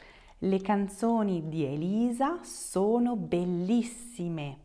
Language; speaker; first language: Italian; native; Italian